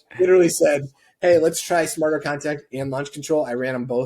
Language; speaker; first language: English; native; English